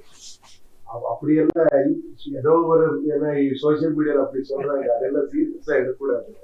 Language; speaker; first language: Tamil; non-native, learner; Kannada